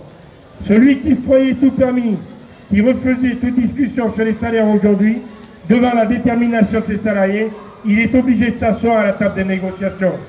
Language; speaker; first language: French; native; French